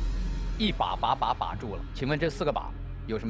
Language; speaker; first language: Chinese; native; Chinese